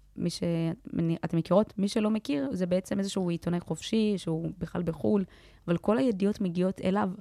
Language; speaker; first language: Hebrew; early bilingual, other home language; Amharic